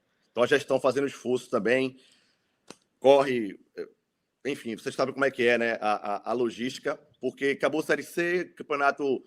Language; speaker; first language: Portuguese; native; Portuguese